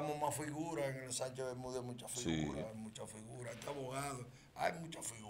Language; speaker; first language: Spanish; native; Spanish